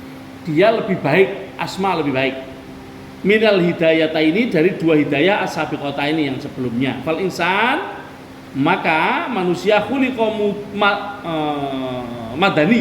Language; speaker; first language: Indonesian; non-native, local second language; Javanese